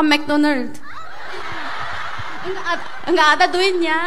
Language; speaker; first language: Indonesian; non-native, fluent; Korean